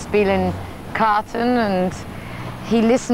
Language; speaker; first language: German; non-native, learner; English